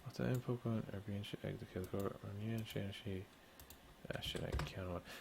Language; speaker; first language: Irish; non-native, local second language; English